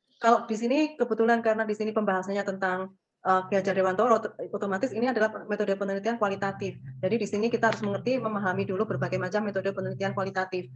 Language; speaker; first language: Indonesian; native; Indonesian